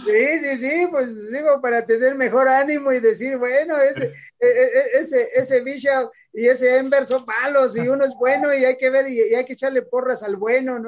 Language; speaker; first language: Spanish; native; Spanish